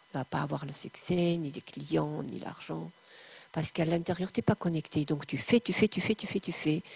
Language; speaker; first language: French; non-native, fluent; German